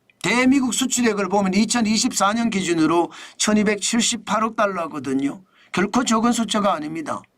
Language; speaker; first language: Korean; native; Korean